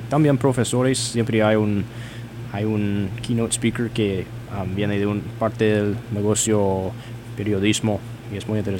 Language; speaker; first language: Spanish; non-native, learner; English